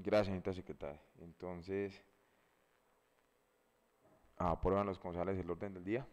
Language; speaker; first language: Spanish; native; Spanish